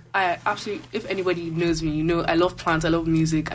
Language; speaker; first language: English; non-native, local second language; Igbo